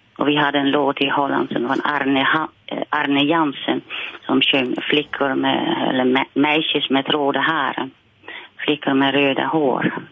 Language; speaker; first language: Swedish; non-native, fluent; Dutch